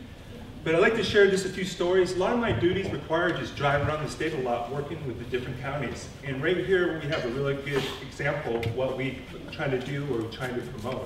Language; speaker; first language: English; native; English